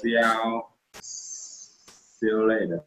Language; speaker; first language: English; non-native, learner; Vietnamese